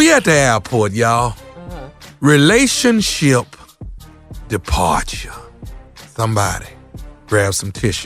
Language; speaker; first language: English; native; English